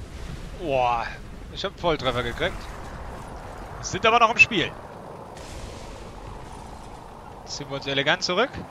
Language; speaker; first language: German; native; German